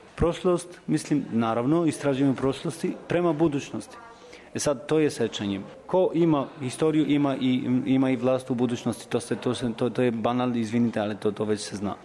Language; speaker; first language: Serbian; non-native, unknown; Albanian